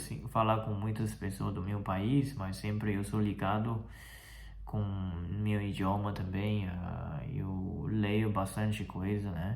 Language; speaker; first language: Portuguese; non-native, fluent; Chinese